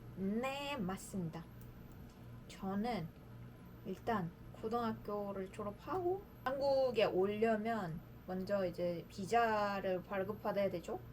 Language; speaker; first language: Korean; non-native, fluent; Uzbek